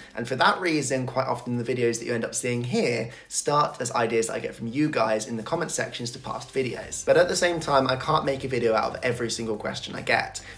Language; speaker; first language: English; native; English